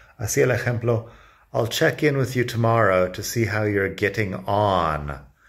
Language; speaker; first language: English; native; English